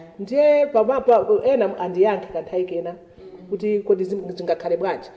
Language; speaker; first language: Nyanja; native; Nyanja